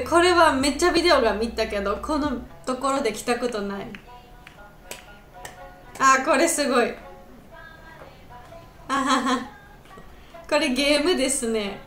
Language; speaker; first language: Japanese; non-native, learner; Georgian